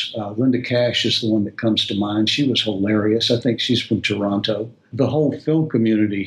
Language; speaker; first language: English; native; English